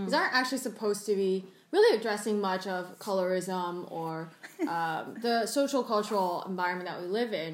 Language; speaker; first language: English; early bilingual, other home language; Cantonese